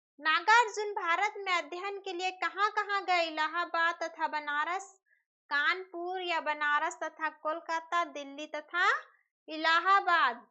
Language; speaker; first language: Hindi; native; Hindi